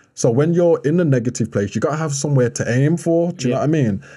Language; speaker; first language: English; native; English